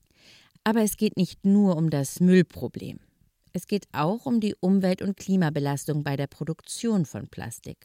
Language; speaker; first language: German; native; German